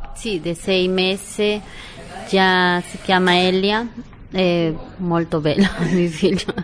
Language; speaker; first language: Italian; non-native, learner; Spanish